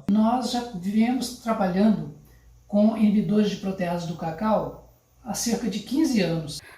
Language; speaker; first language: Portuguese; native; Portuguese